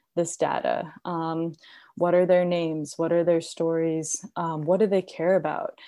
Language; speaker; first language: English; non-native, local second language; Hindi